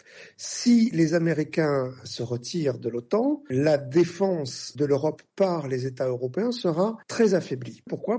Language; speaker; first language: French; native; French